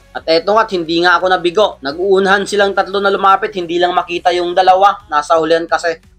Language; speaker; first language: Filipino; non-native, local second language; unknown